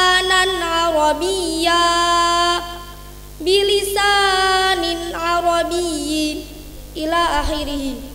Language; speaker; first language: Arabic; non-native, learner; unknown